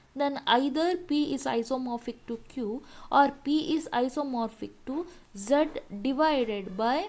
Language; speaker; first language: English; non-native, local second language; Kannada